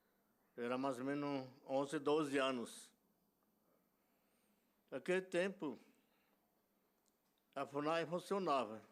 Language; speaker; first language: Portuguese; non-native, local second language; Yanomámi